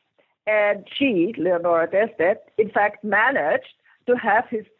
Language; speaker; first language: English; non-native, fluent; German